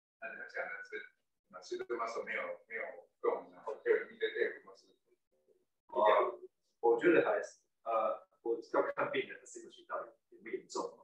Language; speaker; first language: Chinese; native; Chinese